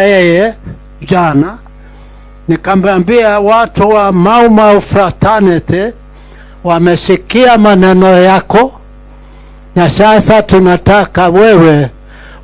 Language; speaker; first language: Swahili; non-native, local second language; Kikuyu